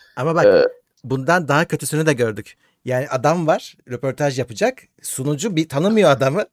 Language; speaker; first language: Turkish; native; Turkish